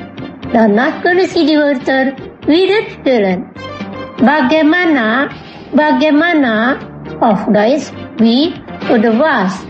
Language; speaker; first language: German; non-native, fluent; Indonesian